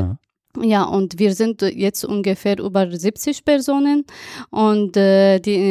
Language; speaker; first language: German; non-native, fluent; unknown